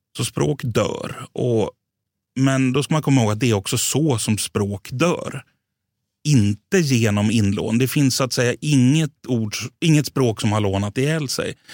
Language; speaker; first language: Swedish; native; Swedish